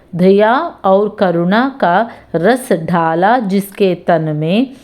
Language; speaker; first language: Hindi; non-native, local second language; Telugu